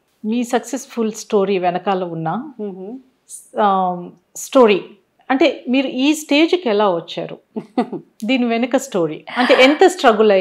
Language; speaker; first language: Telugu; native; Telugu